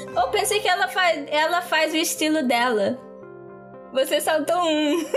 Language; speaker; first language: Portuguese; non-native, local second language; Kabuverdianu